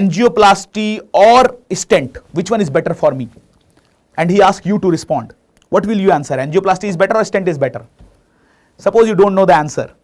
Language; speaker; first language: English; non-native, local second language; Hindi